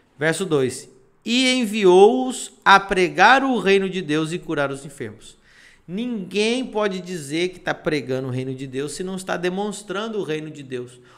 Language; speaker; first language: Portuguese; non-native, fluent; Spanish